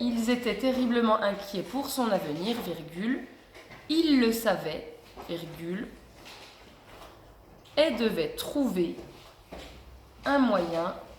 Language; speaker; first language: French; native; French